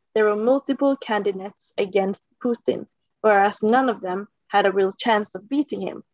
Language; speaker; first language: English; non-native, fluent; Norwegian